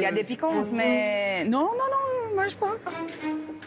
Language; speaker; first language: French; non-native, learner; Portuguese